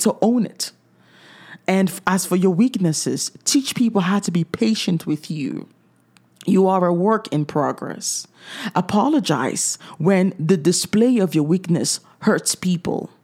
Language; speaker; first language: English; native; English